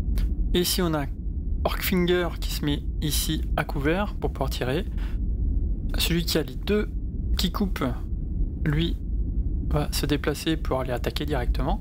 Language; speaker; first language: French; native; French